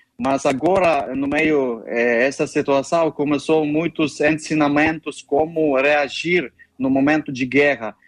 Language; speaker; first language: Portuguese; non-native, learner; Ukrainian